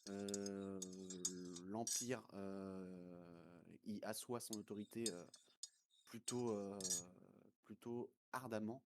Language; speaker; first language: French; native; French